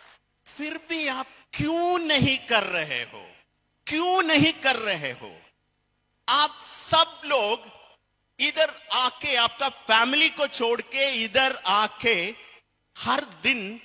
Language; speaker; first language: Hindi; non-native, fluent; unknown